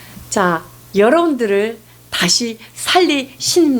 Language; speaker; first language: Korean; native; Korean